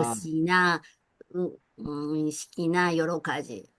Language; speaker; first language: Korean; non-native, learner; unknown